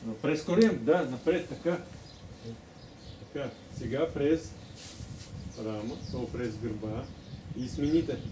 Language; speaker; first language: Bulgarian; non-native, learner; Russian